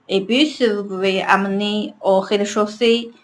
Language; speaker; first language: French; non-native, learner; Chinese